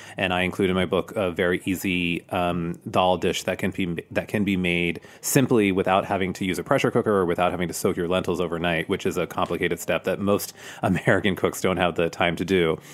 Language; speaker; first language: English; native; English